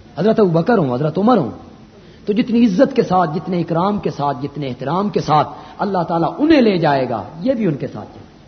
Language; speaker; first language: Urdu; non-native, local second language; Punjabi